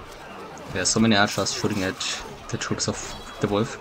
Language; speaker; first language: English; non-native, fluent; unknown